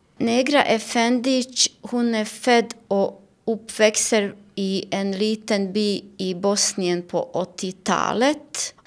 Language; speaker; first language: Swedish; non-native, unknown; Bosnian